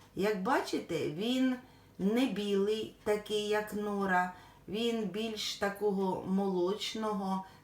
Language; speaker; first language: Ukrainian; native; Ukrainian